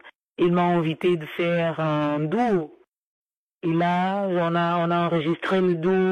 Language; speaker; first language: French; non-native, fluent; Portuguese